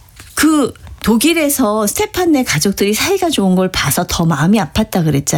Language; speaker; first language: Korean; native; Korean